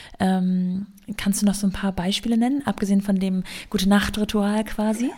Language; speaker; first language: German; native; German